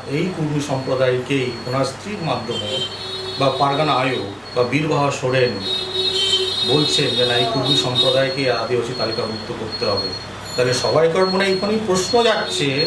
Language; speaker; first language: Bangla; non-native, local second language; Santali